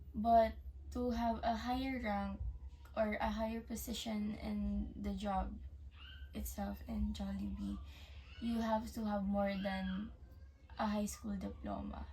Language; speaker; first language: English; native; English